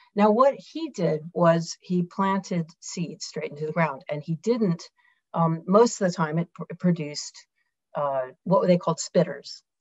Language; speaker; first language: English; native; English